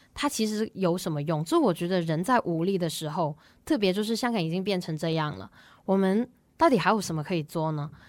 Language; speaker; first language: Chinese; non-native, local second language; Cantonese